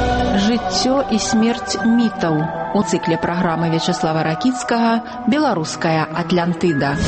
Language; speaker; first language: Belarusian; native; Belarusian